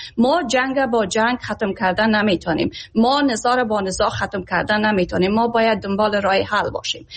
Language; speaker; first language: Persian; native; Persian